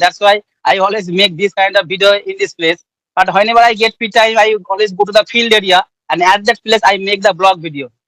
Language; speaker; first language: English; non-native, learner; Bangla